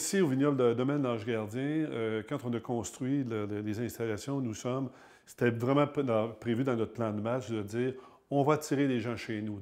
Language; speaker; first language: French; native; French